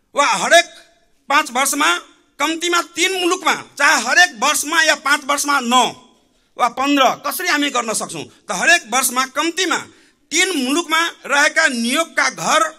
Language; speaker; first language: Nepali; non-native, local second language; Maithili